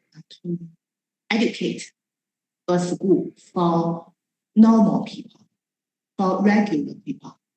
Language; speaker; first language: English; non-native, learner; Chinese